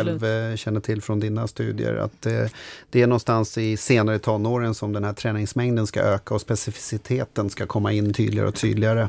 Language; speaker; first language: Swedish; native; Swedish